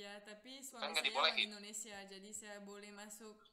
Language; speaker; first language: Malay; non-native, fluent; French